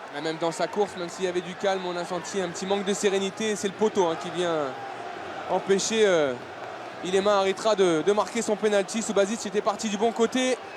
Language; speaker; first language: French; native; French